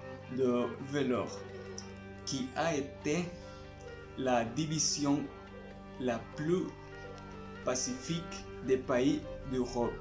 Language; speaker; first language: French; non-native, learner; Spanish